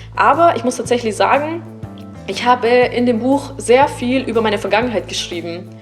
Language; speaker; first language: German; early bilingual, other home language; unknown